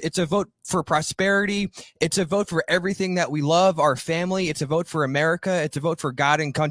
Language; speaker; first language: English; native; English